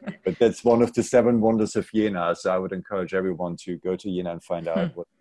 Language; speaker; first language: English; non-native, fluent; German